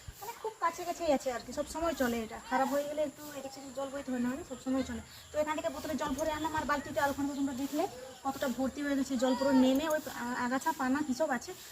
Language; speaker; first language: Bangla; native; Bangla